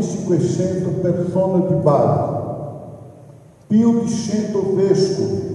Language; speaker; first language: Italian; non-native, fluent; Portuguese